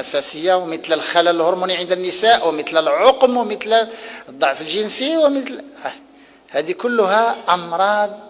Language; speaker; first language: Arabic; native; Arabic